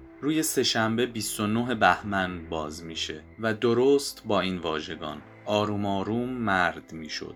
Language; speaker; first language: Persian; native; Persian